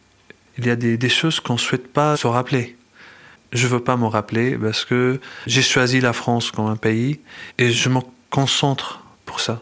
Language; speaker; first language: French; non-native, fluent; Arabic